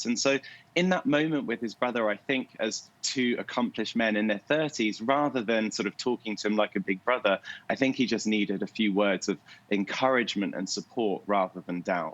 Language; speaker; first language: English; native; English